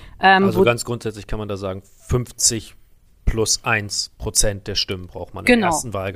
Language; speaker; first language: German; native; German